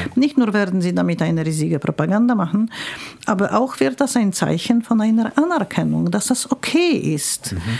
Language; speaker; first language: German; non-native, fluent; Polish